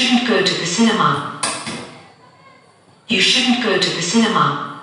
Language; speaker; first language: English; non-native, fluent; Indonesian